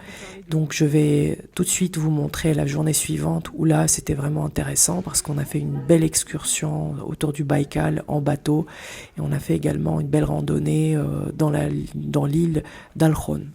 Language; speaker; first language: French; native; French